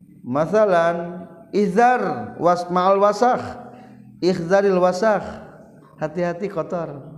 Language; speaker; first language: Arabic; non-native, fluent; Indonesian